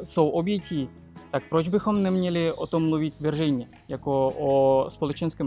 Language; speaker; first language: Czech; non-native, fluent; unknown